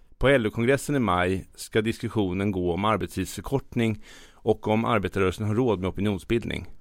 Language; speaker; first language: Swedish; native; Swedish